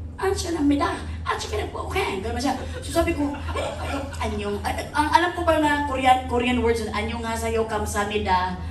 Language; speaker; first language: Filipino; non-native, local second language; Cebuano